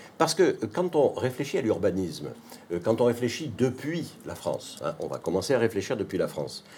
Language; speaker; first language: French; native; French